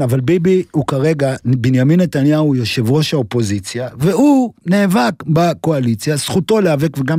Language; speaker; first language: Hebrew; native; Hebrew